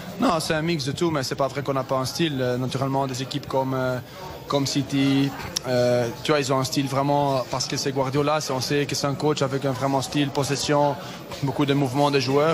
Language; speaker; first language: French; non-native, fluent; Dutch